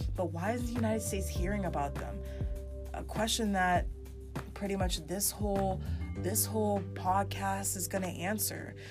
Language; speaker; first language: English; early bilingual, heritage; English